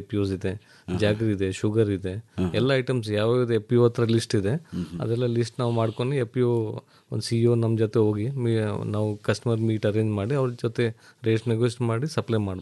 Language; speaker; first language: Kannada; non-native, learner; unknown